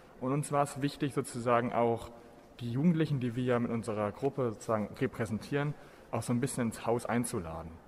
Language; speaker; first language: German; native; German